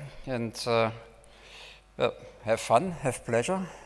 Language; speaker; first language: English; non-native, fluent; German